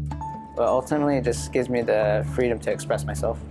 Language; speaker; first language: English; native; English